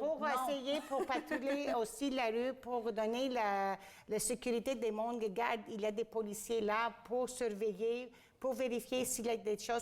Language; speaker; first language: French; non-native, fluent; Greek